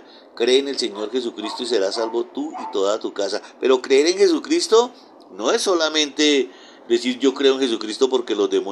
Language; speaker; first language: Spanish; native; Spanish